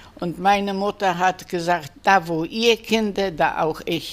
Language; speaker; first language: German; early bilingual, heritage; German